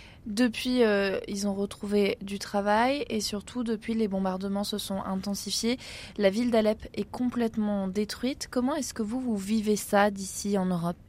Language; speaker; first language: French; native; French